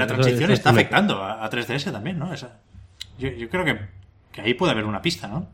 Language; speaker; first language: Spanish; native; Spanish